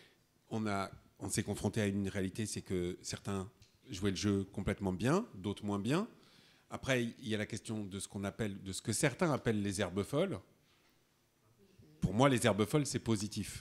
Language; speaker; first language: French; native; French